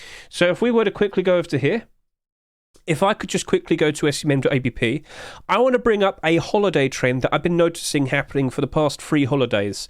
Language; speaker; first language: English; native; English